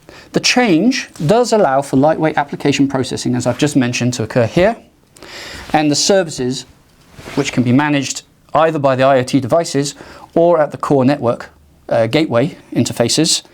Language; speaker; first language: English; native; English